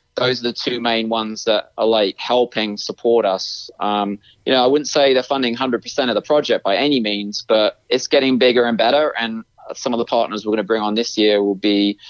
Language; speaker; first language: English; native; English